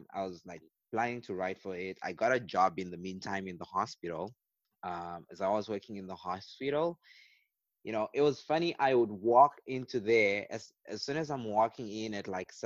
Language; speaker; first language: English; non-native, local second language; Shona